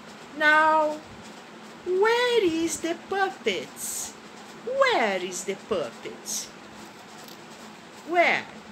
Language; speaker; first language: English; non-native, learner; Portuguese